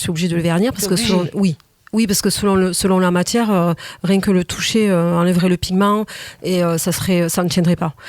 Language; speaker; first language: French; native; French